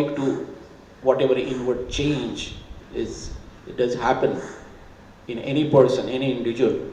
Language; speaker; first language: English; non-native, local second language; Marathi